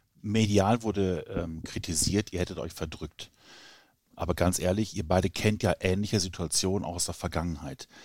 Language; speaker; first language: German; native; German